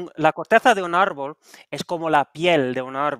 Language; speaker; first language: Spanish; non-native, fluent; Dutch